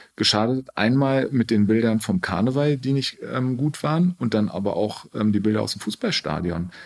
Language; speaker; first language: German; native; German